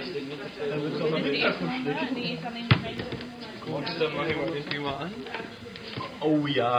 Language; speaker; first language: German; native; German